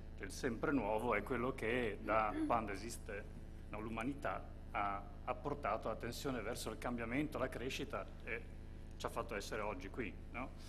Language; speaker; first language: Italian; native; Italian